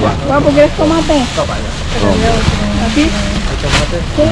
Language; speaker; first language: Spanish; non-native, fluent; Filipino